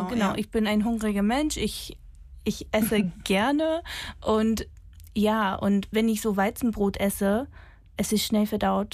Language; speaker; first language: German; non-native, fluent; English